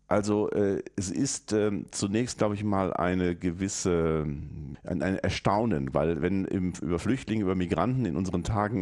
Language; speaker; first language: German; native; German